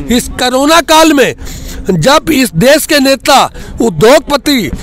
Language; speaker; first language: Hindi; native; Hindi